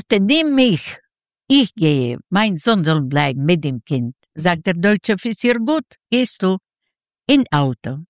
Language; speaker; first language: German; non-native, learner; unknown